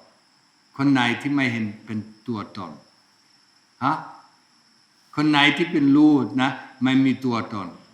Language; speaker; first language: Thai; non-native, fluent; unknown